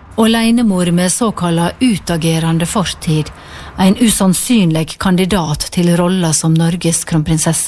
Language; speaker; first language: Norwegian; native; Norwegian